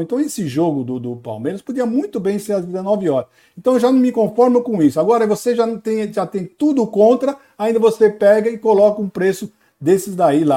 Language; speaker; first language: Portuguese; native; Portuguese